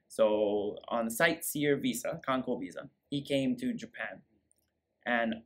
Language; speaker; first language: English; native; English